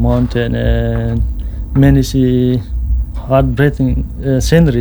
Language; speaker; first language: English; non-native, local second language; Pashto